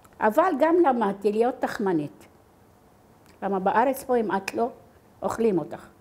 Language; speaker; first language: Hebrew; non-native, fluent; Arabic